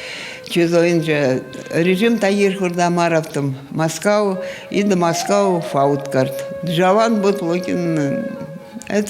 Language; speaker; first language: Persian; non-native, fluent; Russian